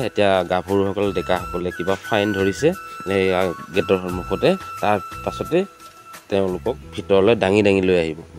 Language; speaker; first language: Assamese; non-native, local second language; Mising